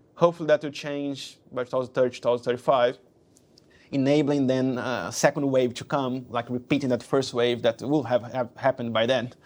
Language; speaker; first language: English; non-native, fluent; Portuguese